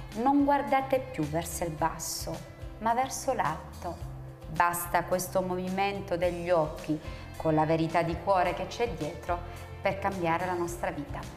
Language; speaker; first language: Italian; native; Italian